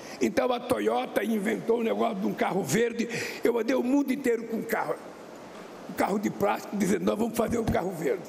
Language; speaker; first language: Portuguese; native; Portuguese